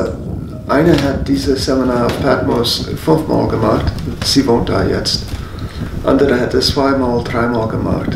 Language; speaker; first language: German; non-native, fluent; English